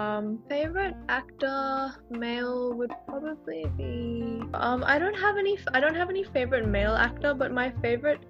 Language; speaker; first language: English; native; English